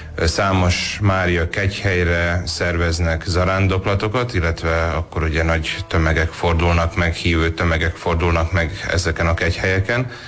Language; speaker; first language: Hungarian; native; Hungarian